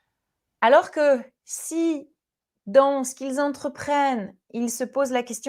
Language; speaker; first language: French; native; French